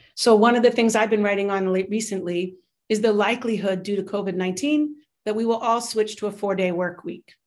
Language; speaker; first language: English; native; English